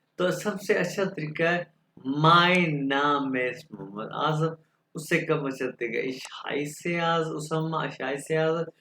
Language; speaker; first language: Urdu; non-native, local second language; Punjabi